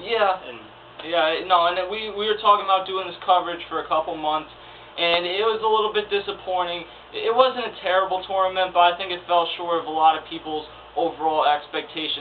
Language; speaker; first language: English; native; English